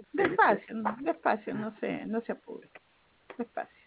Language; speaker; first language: Spanish; native; Spanish